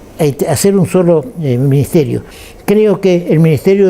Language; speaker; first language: Spanish; native; Spanish